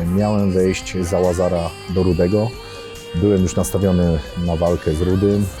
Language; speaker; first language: Polish; native; Polish